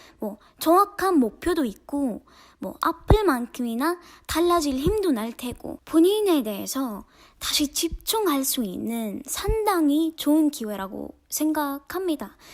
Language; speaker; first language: Korean; non-native, fluent; Arabic